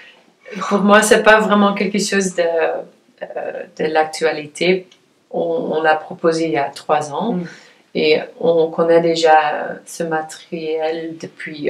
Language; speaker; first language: French; non-native, fluent; Dutch